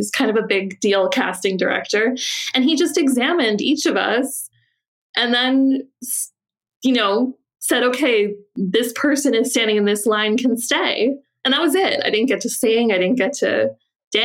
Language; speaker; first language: English; native; English